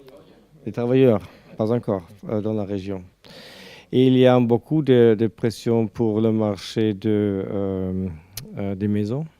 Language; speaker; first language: French; non-native, learner; German